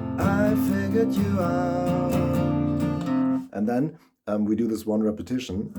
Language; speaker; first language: English; non-native, fluent; German